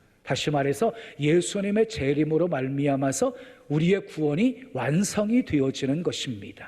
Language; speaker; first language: Korean; native; Korean